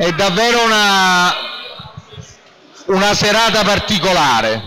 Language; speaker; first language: Italian; native; Italian